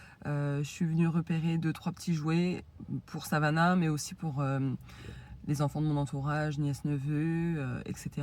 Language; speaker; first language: French; native; French